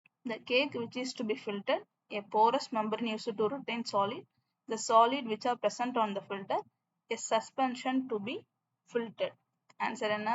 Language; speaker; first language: English; non-native, local second language; Tamil